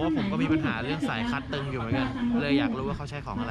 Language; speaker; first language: Thai; native; Thai